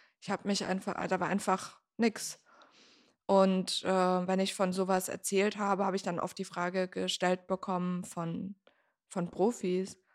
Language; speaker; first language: German; native; German